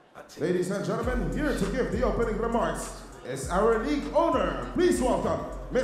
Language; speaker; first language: English; non-native, local second language; Filipino